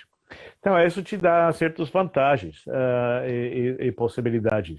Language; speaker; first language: Portuguese; non-native, fluent; English